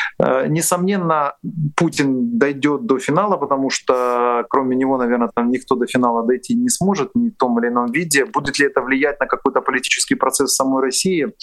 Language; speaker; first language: Russian; non-native, local second language; Ukrainian